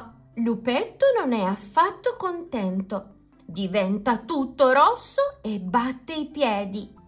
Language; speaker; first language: Italian; native; Italian